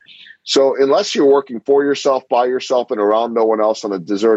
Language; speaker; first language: English; native; English